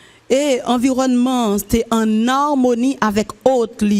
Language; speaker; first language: French; non-native, local second language; Haitian Creole